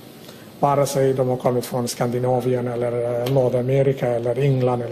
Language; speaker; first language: Swedish; non-native, local second language; Somali